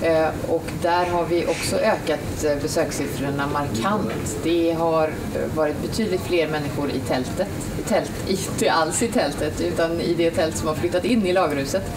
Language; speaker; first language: Swedish; native; Swedish